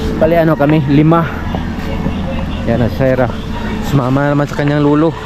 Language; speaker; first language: Filipino; non-native, local second language; Cebuano